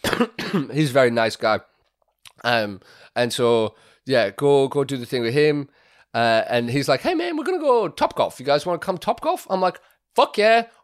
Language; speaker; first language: English; native; English